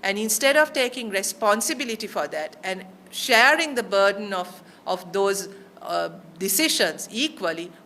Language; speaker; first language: English; non-native, local second language; Sinhala